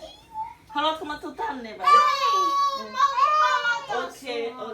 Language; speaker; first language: Finnish; non-native, learner; Kinyarwanda